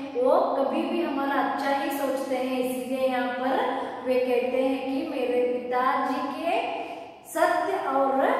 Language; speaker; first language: Hindi; non-native, local second language; Kannada